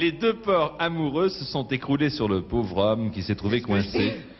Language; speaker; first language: French; native; French